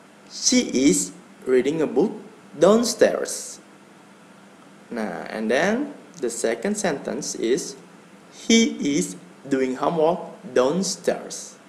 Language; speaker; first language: English; non-native, learner; Indonesian